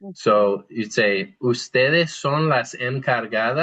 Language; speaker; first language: Spanish; non-native, fluent; English